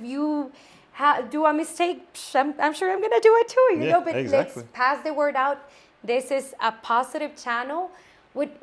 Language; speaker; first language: English; non-native, fluent; Spanish